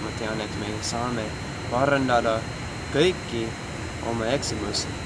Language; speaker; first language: Estonian; non-native, fluent; English